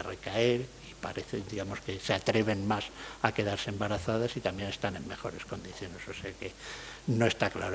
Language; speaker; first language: Spanish; native; Spanish